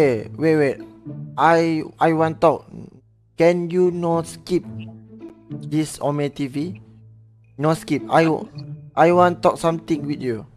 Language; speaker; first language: English; non-native, learner; Malay